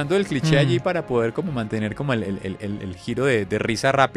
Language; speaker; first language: Spanish; native; Spanish